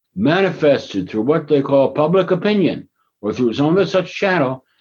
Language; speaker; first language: English; native; English